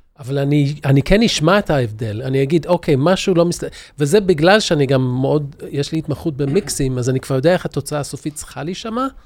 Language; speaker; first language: Hebrew; early bilingual, other home language; English